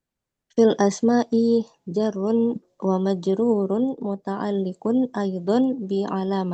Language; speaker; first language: Arabic; non-native, learner; Indonesian